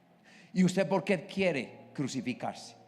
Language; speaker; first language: Spanish; native; Spanish